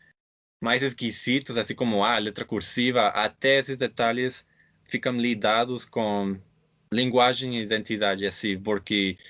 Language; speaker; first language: Portuguese; non-native, fluent; English